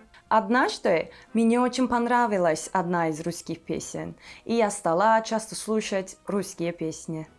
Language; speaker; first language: Russian; non-native, fluent; Turkish